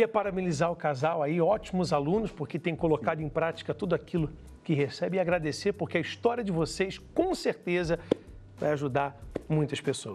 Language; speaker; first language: Portuguese; native; Portuguese